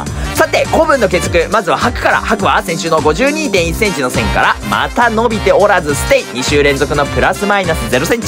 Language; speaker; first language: Japanese; native; Japanese